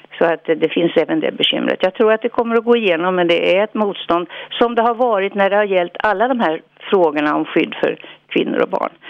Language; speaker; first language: Swedish; native; Swedish